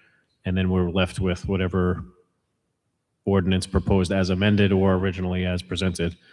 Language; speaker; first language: English; native; English